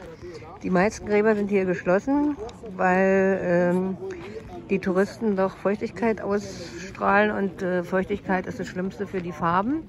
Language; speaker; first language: German; native; German